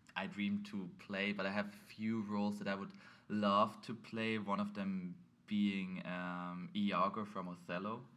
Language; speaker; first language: English; non-native, fluent; German